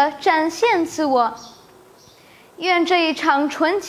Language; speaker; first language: Chinese; early bilingual, other home language; Urdu